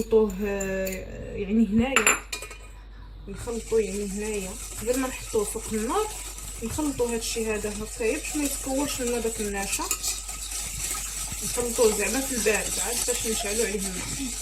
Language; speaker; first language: Arabic; native; Arabic